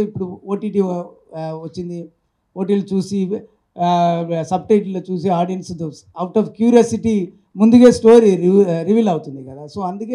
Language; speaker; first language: Telugu; non-native, learner; Tamil